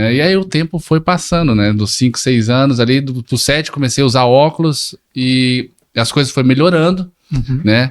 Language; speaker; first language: Portuguese; native; Portuguese